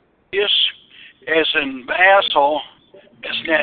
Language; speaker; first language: German; early bilingual, heritage; Pennsylvania German